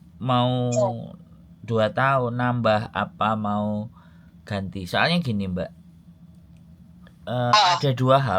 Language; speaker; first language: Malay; non-native, local second language; Javanese